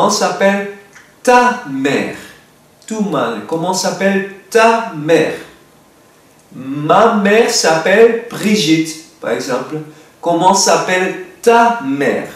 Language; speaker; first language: French; non-native, fluent; Spanish